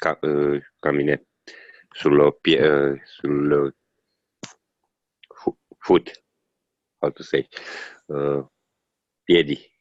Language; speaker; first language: French; non-native, learner; Italian